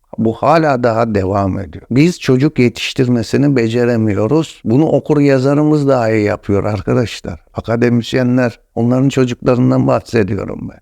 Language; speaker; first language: Turkish; native; Turkish